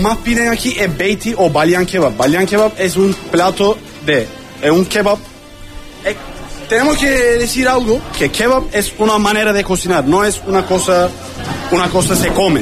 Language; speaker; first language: Spanish; non-native, learner; Turkish